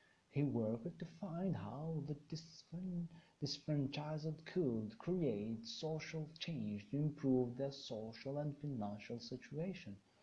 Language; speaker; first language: English; non-native, fluent; Arabic